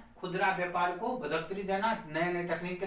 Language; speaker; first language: Hindi; native; Hindi